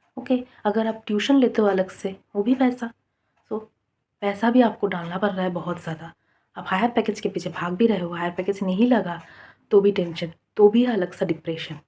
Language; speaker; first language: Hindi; non-native, local second language; Bangla